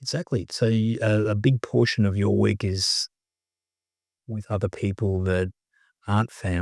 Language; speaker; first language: English; native; English